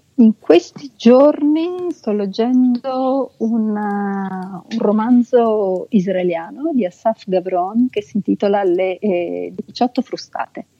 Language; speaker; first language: Italian; native; Italian